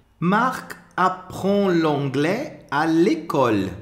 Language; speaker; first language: French; non-native, fluent; Portuguese